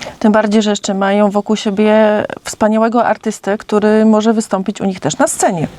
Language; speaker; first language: Polish; native; Polish